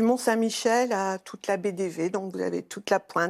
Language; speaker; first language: French; native; French